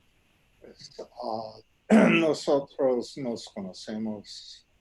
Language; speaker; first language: Spanish; non-native, fluent; English